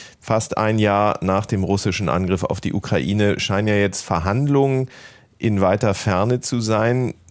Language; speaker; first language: German; native; German